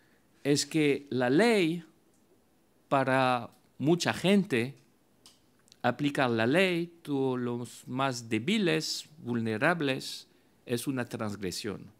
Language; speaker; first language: Spanish; non-native, fluent; French